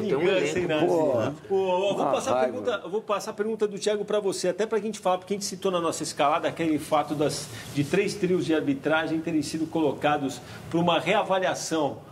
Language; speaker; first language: Portuguese; native; Portuguese